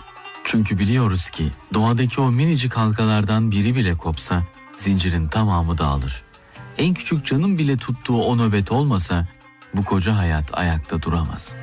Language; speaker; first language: Turkish; native; Turkish